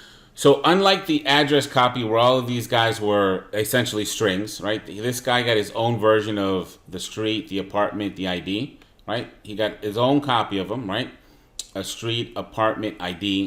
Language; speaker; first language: English; native; English